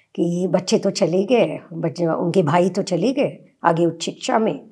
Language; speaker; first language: Hindi; native; Hindi